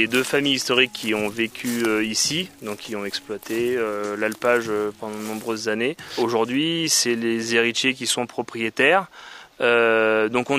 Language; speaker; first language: French; native; French